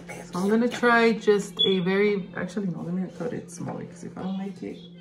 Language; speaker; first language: English; early bilingual, other home language; Spanish